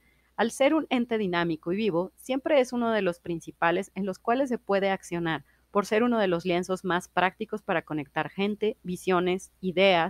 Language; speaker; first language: Spanish; native; Spanish